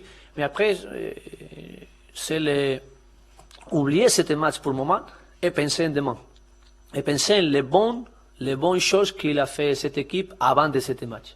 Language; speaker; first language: French; non-native, learner; Spanish